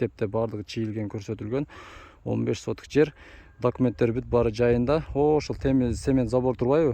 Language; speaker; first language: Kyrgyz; non-native, local second language; Uzbek